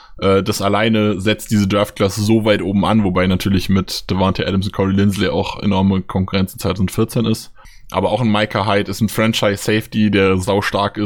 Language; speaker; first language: German; native; German